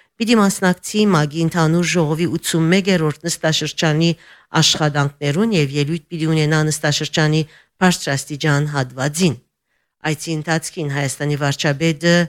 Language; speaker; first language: Armenian; early bilingual, heritage; Armenian